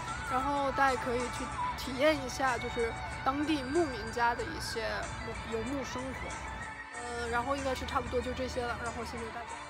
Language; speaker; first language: Chinese; non-native, local second language; Mongolian